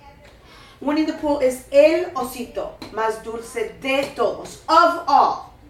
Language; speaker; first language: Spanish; non-native, fluent; English